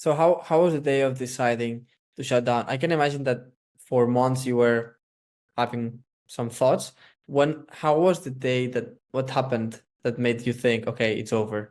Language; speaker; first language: English; non-native, fluent; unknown